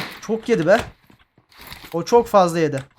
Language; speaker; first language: Turkish; native; Turkish